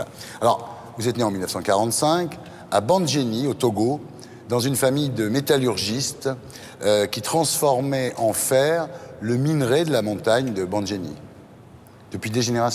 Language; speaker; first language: French; native; French